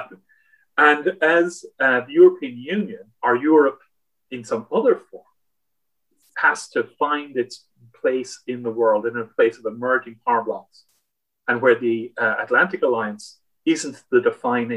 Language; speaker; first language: English; native; English